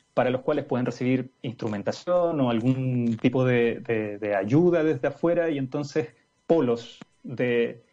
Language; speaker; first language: Spanish; native; Spanish